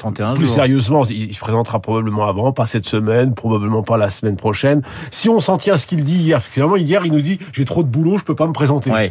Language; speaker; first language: French; native; French